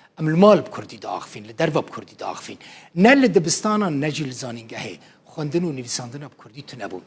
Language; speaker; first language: Kurdish; native; Kurdish